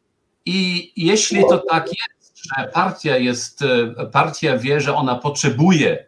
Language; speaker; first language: Polish; non-native, fluent; German